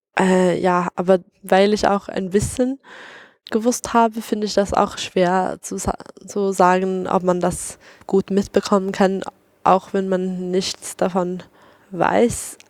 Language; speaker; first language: German; non-native, fluent; Swedish